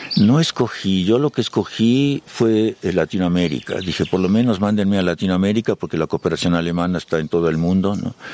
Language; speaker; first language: Spanish; early bilingual, other home language; German